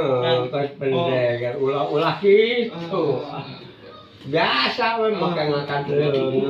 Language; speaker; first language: Indonesian; native; Indonesian